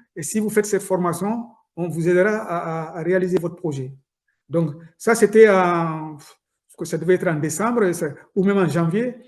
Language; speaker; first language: French; non-native, local second language; Soninke